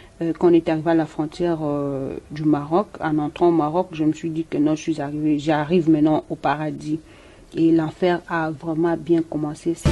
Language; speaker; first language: French; non-native, local second language; Lingala